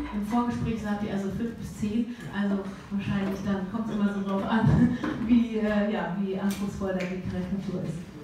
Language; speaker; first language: German; native; German